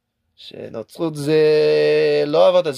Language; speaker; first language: Hebrew; non-native, learner; English